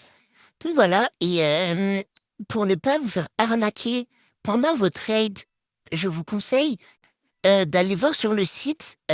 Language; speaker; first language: French; native; French